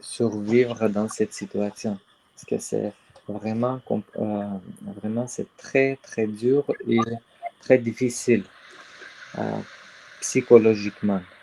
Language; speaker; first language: French; non-native, learner; Armenian